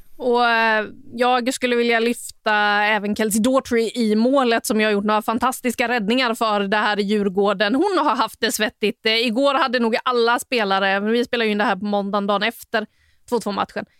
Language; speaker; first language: Swedish; native; Swedish